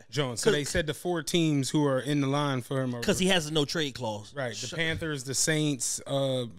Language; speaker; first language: English; native; English